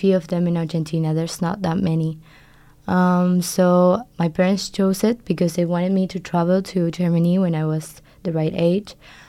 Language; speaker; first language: English; non-native, fluent; Spanish